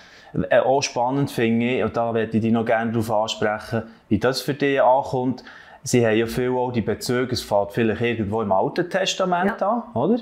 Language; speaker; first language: German; native; German